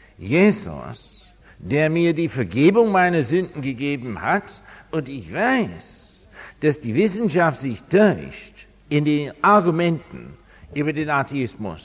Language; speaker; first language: German; non-native, fluent; English